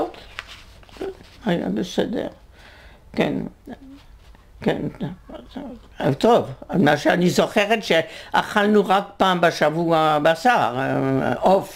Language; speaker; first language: Hebrew; non-native, fluent; French